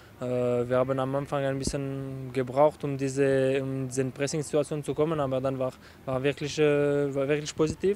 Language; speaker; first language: German; non-native, local second language; French